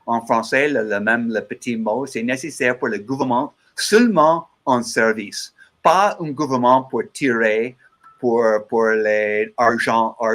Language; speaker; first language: French; non-native, learner; English